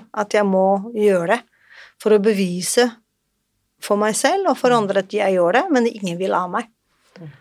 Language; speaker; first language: Norwegian; non-native, fluent; Portuguese